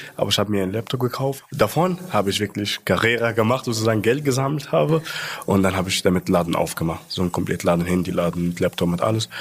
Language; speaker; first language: German; non-native, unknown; Arabic